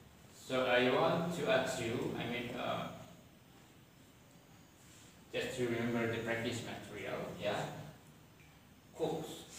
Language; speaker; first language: English; non-native, fluent; Indonesian